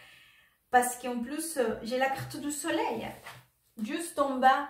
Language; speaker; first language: French; non-native, fluent; Spanish